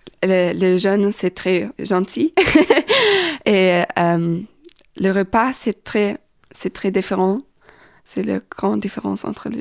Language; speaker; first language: French; non-native, learner; German